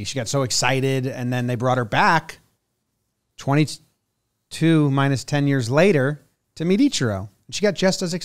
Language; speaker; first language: English; native; English